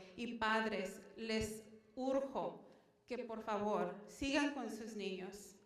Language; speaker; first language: Spanish; early bilingual, heritage; Spanish